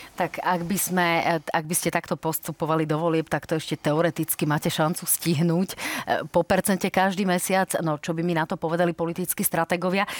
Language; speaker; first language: Slovak; native; Slovak